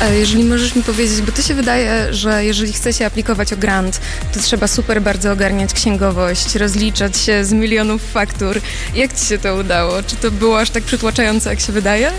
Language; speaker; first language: Polish; native; Polish